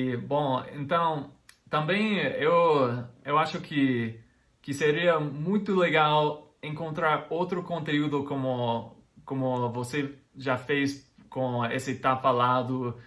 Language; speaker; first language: Portuguese; non-native, fluent; English